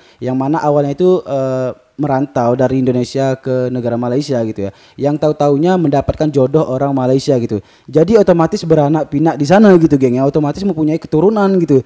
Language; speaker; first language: Indonesian; native; Indonesian